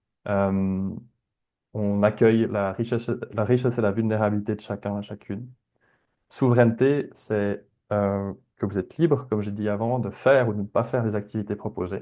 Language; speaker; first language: French; native; French